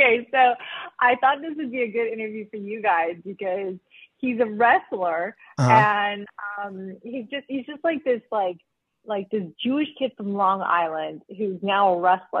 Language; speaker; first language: English; early bilingual, other home language; Spanish